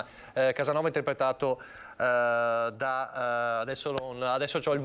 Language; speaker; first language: Italian; native; Italian